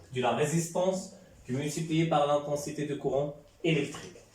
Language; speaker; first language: French; non-native, local second language; Arabic